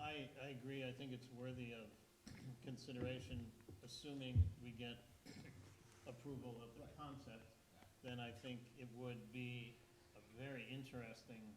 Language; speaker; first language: English; native; English